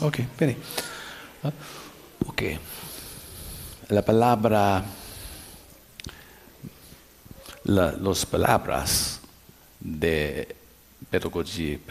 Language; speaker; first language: Spanish; non-native, learner; English